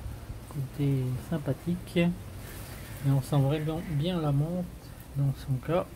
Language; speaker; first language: French; native; French